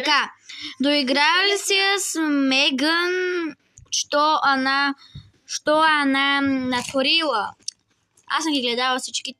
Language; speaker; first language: Bulgarian; early bilingual, other home language; Russian